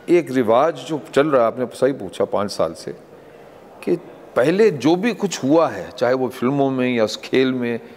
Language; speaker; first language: Hindi; non-native, local second language; English